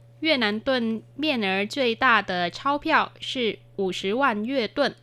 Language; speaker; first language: Chinese; non-native, fluent; Vietnamese